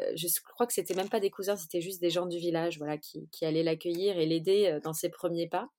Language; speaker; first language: French; early bilingual, other home language; Portuguese